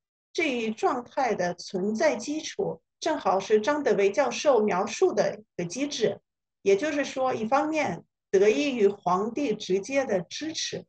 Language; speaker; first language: Chinese; non-native, fluent; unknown